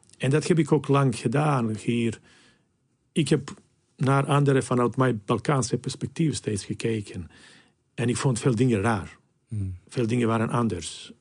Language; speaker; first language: Dutch; non-native, fluent; Bosnian